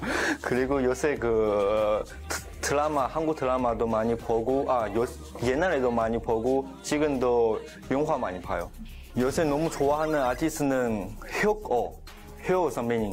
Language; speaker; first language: Korean; non-native, learner; Chinese